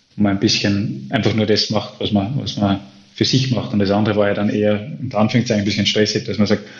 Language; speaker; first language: German; native; German